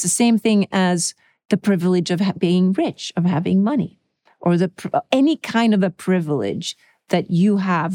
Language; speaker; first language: English; early bilingual, other home language; Czech